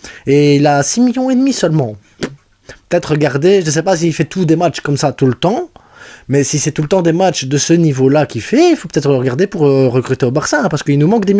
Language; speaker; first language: French; native; French